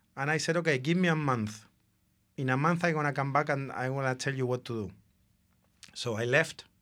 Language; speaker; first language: English; non-native, fluent; Spanish